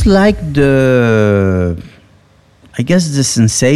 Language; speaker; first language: English; non-native, fluent; Spanish